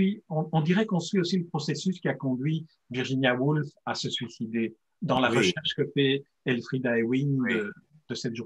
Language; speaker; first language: French; native; French